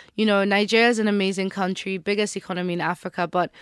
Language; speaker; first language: English; non-native, local second language; Yoruba